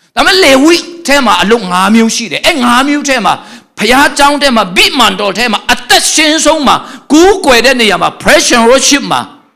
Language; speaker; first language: Burmese; non-native, local second language; Tedim Chin